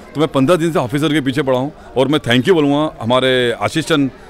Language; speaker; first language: Hindi; non-native, local second language; Urdu